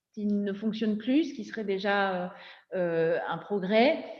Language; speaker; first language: French; native; French